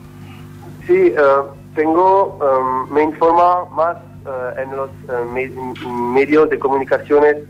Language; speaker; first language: Spanish; non-native, learner; French